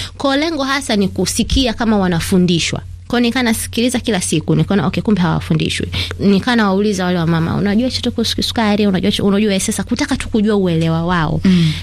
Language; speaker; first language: Swahili; native; Swahili